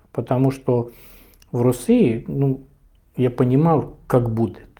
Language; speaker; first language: Russian; non-native, fluent; Serbian